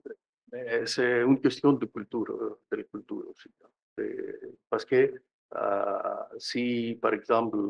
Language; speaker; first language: French; non-native, fluent; Greek